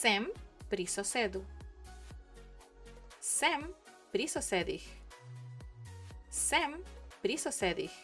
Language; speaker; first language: Slovenian; non-native, fluent; Spanish